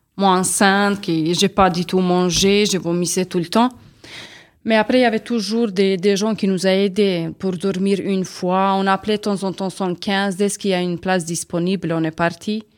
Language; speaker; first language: French; non-native, learner; Serbian